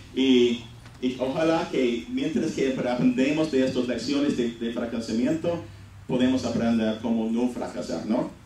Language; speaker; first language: Spanish; non-native, fluent; English